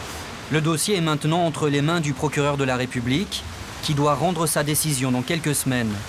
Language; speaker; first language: French; native; French